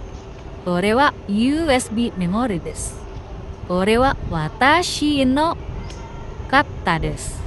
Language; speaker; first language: Japanese; non-native, fluent; Indonesian